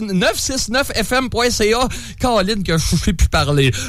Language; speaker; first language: French; native; French